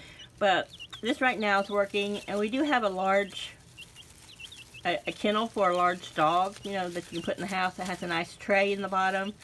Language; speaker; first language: English; native; English